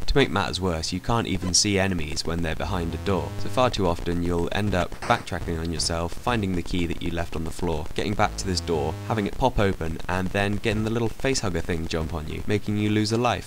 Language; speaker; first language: English; native; English